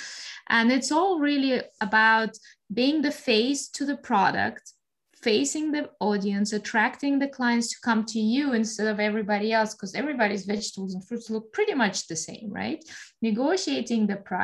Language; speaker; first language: English; non-native, fluent; Russian